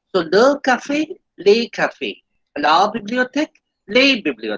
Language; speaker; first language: French; non-native, fluent; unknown